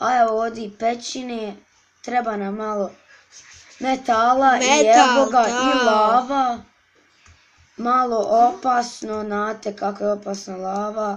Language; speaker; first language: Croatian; early bilingual, heritage; Serbian